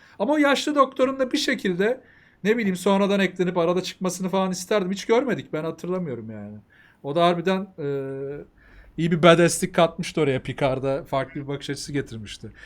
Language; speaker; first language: Turkish; native; Turkish